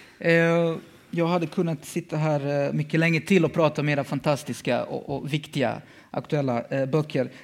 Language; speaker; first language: Swedish; early bilingual, other home language; Bosnian